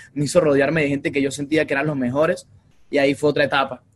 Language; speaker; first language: Spanish; native; Spanish